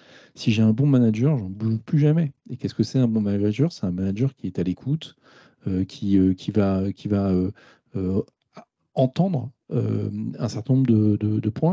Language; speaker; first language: French; native; French